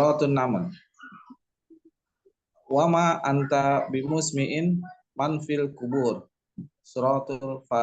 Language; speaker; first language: Arabic; non-native, learner; Indonesian